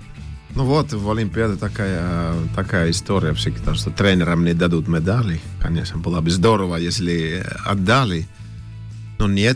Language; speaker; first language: Russian; non-native, fluent; Finnish